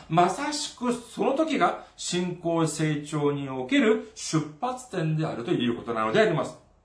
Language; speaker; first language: Japanese; non-native, fluent; Korean